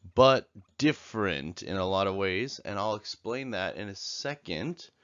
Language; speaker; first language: English; native; English